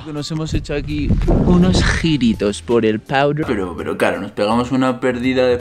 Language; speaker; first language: Spanish; native; Spanish